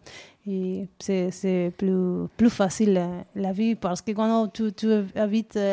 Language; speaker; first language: French; non-native, learner; Spanish